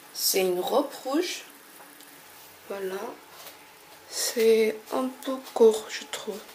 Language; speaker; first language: French; non-native, fluent; Korean